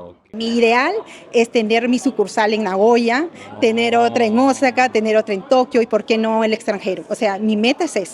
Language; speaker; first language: Spanish; native; Spanish